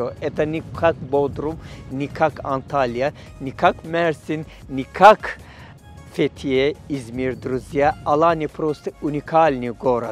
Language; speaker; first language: Russian; non-native, learner; Turkish